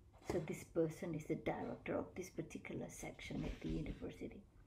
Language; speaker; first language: English; non-native, fluent; Indonesian